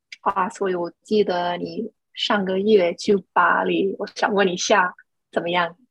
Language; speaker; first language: Chinese; non-native, fluent; English